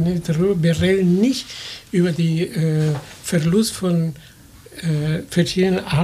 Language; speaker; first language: German; non-native, fluent; Spanish